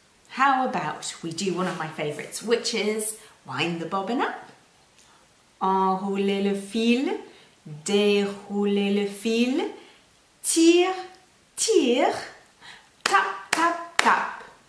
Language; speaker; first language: English; native; English